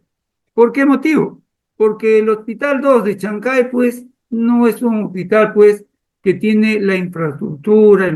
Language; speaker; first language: Spanish; native; Spanish